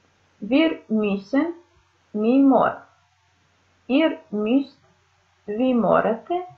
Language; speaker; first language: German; non-native, fluent; Serbian